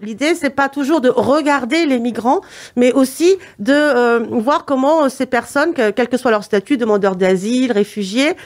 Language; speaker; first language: French; native; French